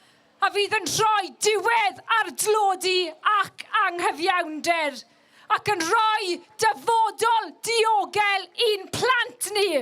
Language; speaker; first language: Welsh; non-native, local second language; English